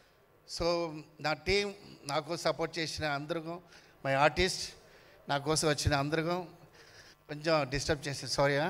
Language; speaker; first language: Telugu; non-native, learner; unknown